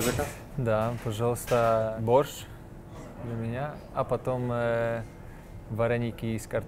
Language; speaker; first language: Russian; non-native, learner; Croatian